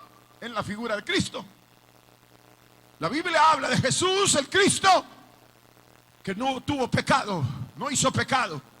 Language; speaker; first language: Spanish; native; Spanish